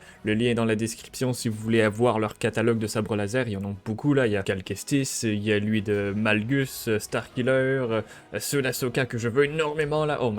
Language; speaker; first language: French; native; French